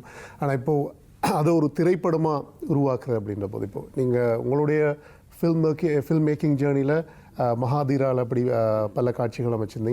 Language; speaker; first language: Tamil; native; Tamil